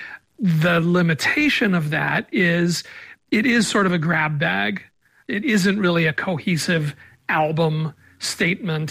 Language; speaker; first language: English; native; English